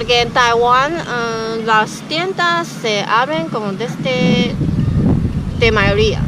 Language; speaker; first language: Spanish; non-native, learner; Chinese